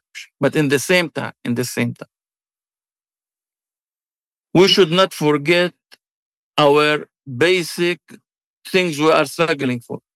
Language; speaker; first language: English; non-native, fluent; Arabic